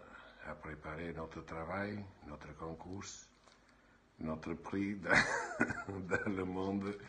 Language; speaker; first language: French; non-native, learner; Albanian